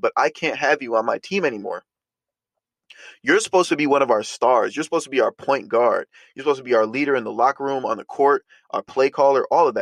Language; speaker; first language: English; native; English